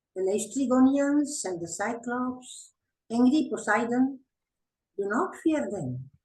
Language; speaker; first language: English; non-native, local second language; Marathi